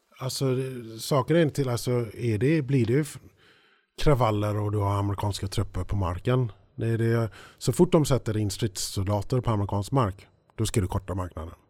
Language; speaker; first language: Swedish; early bilingual, heritage; English